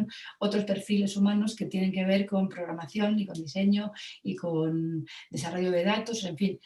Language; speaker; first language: Spanish; native; Spanish